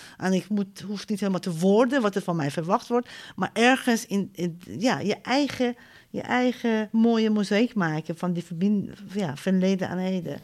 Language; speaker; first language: Dutch; non-native, fluent; Persian